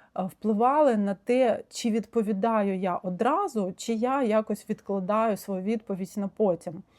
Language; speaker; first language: Ukrainian; non-native, local second language; Russian